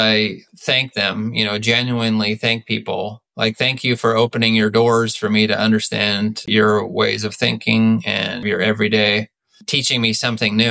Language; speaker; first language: English; native; English